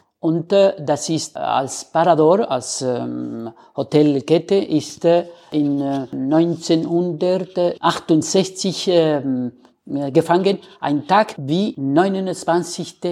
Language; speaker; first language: German; non-native, fluent; Spanish